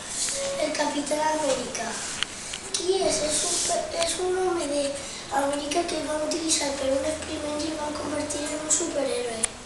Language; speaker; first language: Catalan; non-native, local second language; Spanish